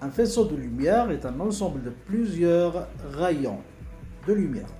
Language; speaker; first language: French; non-native, local second language; Arabic